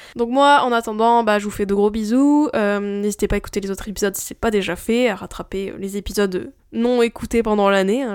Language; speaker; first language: French; native; French